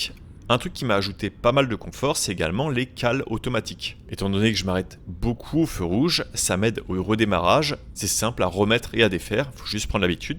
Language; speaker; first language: French; native; French